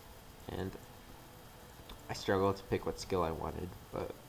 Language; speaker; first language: English; native; English